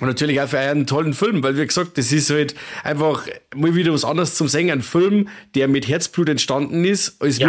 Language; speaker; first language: German; native; German